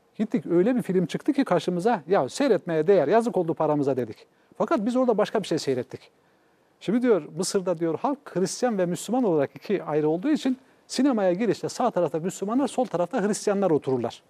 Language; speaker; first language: Turkish; native; Turkish